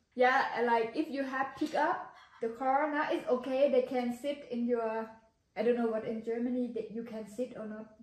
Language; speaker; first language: English; non-native, learner; Thai